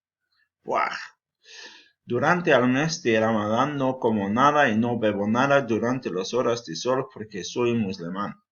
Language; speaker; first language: Spanish; non-native, fluent; English